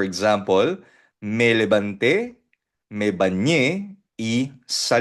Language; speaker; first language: Spanish; non-native, fluent; Filipino